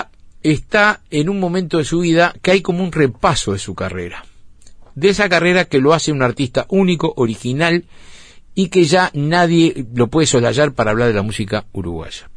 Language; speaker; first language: Spanish; native; Spanish